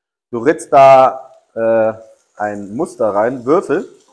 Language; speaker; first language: German; native; German